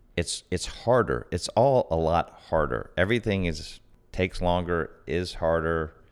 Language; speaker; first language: English; native; English